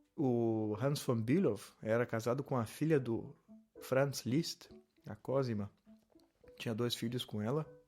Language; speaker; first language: Portuguese; native; Portuguese